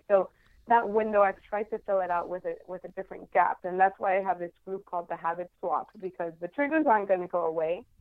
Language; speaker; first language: English; non-native, fluent; Spanish